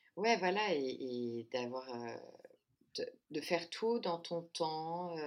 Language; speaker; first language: French; native; French